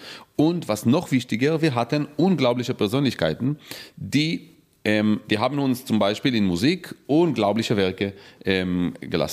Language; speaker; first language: German; non-native, fluent; Hebrew